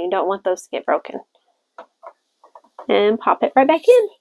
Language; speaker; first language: English; native; English